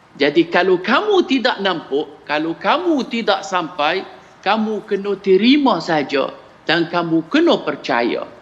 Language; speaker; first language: Malay; non-native, fluent; Arabic